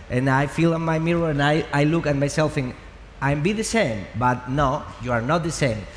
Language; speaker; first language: English; non-native, learner; Spanish